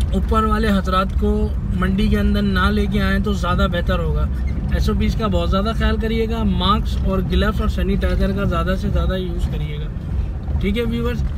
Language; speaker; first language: Urdu; native; Urdu